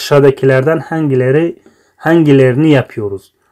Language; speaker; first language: Turkish; non-native, fluent; Tajik